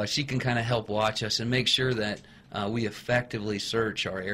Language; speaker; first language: English; native; English